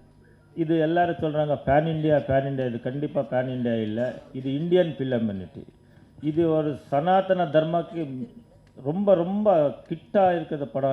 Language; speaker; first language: Tamil; non-native, learner; Kannada